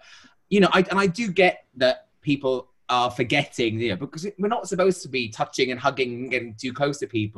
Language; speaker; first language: English; native; English